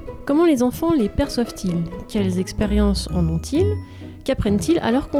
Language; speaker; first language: French; native; French